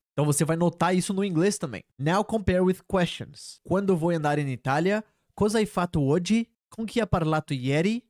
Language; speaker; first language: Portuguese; native; Portuguese